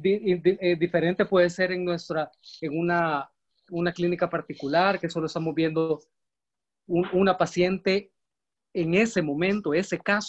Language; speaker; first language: Spanish; native; Spanish